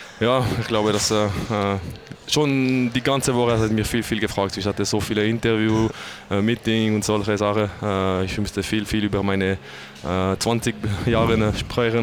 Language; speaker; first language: German; non-native, local second language; French